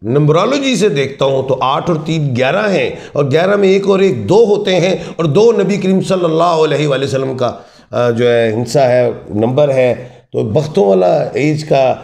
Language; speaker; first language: Urdu; non-native, local second language; Punjabi